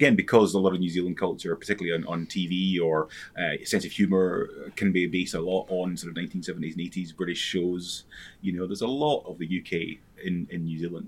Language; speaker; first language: English; native; English